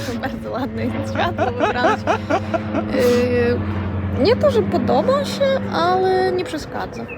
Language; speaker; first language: Polish; non-native, learner; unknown